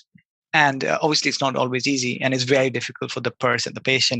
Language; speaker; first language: English; non-native, local second language; Bangla